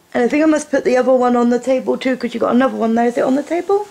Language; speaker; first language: English; native; English